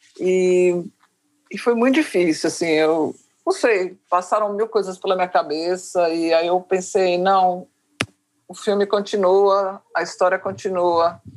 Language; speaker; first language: Portuguese; native; Portuguese